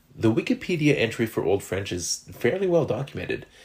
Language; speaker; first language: English; non-native, fluent; French